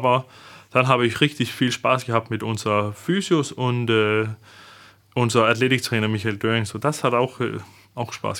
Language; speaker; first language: German; non-native, fluent; Danish